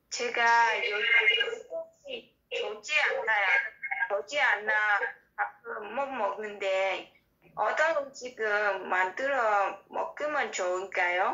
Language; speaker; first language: Korean; non-native, learner; Vietnamese